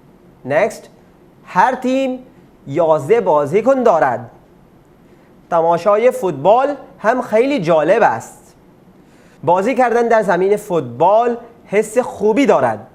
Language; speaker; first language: Persian; non-native, fluent; Urdu